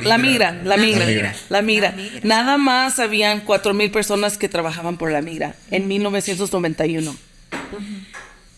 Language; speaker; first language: Spanish; early bilingual, heritage; Spanish